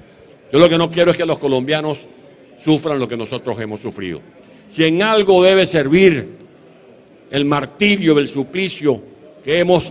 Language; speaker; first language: Spanish; native; Spanish